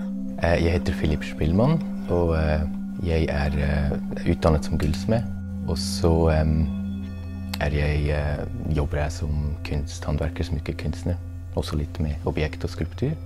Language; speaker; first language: Norwegian; non-native, fluent; German